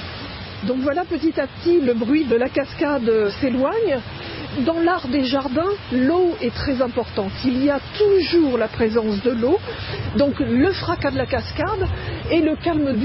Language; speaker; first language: French; native; French